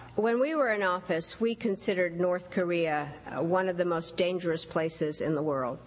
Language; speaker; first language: English; early bilingual, other home language; Czech